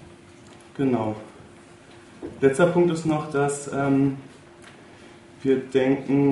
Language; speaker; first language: German; native; German